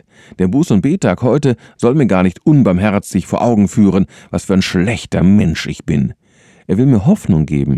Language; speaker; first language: German; native; German